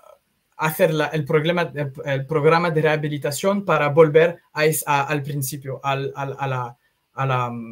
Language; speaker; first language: Spanish; non-native, fluent; French